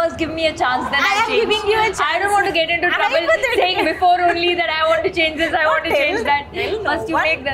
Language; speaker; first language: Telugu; non-native, fluent; Hindi